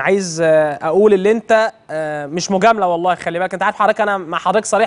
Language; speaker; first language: Arabic; native; Arabic